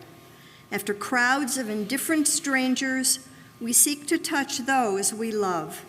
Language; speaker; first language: English; native; English